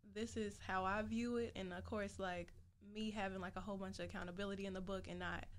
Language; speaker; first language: English; native; English